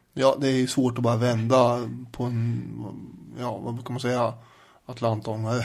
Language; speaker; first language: Swedish; native; Swedish